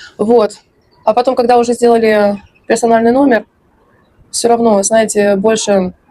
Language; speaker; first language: Russian; native; Russian